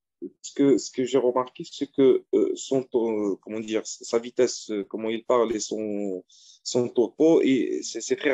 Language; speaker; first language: French; non-native, fluent; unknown